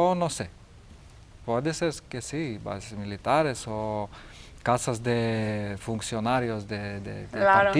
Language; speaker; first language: Spanish; non-native, learner; Lithuanian